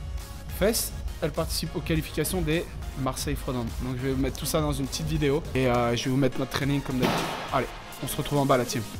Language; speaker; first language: French; native; French